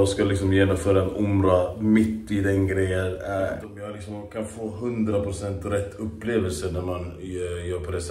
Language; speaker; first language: Swedish; native; Swedish